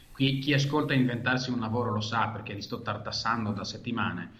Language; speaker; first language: Italian; non-native, fluent; Hebrew